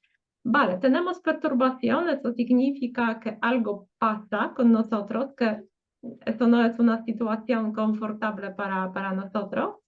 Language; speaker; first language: Spanish; non-native, fluent; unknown